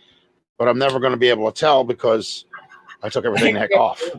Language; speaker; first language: English; native; English